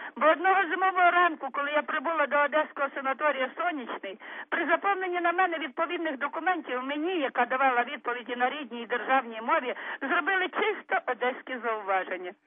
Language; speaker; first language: Ukrainian; native; Ukrainian